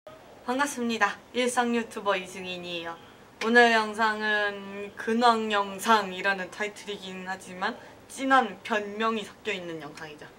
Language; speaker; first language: Korean; native; Korean